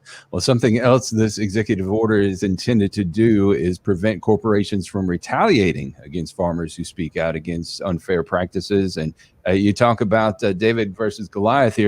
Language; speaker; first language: English; native; English